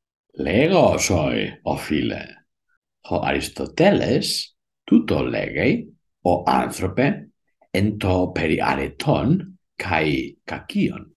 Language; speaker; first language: Greek; non-native, learner; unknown